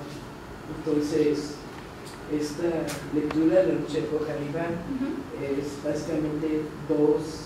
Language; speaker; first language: Spanish; non-native, learner; English